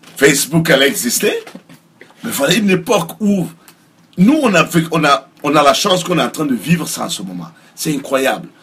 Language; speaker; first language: French; non-native, local second language; Mossi